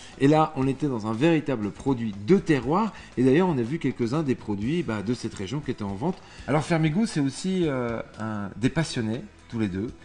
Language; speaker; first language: French; native; French